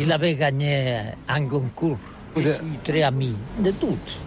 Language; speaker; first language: French; non-native, learner; Catalan